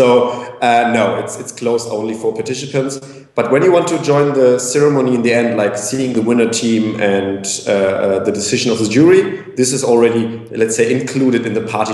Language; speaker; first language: English; non-native, fluent; German